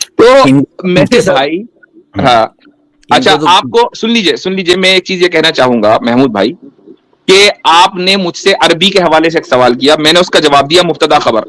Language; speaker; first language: Urdu; native; Urdu